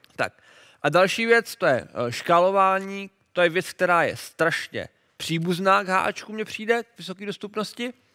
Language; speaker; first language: Czech; native; Czech